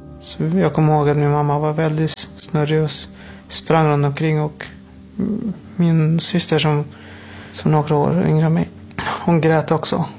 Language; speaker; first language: Swedish; non-native, fluent; Persian